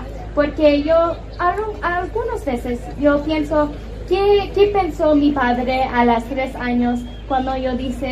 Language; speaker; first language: Spanish; non-native, learner; English